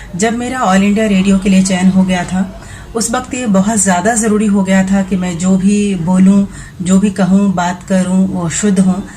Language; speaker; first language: Hindi; native; Hindi